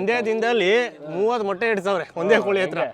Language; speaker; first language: Kannada; native; Kannada